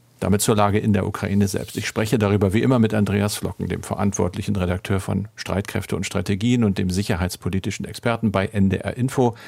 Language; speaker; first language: German; native; German